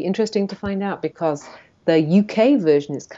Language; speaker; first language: English; native; English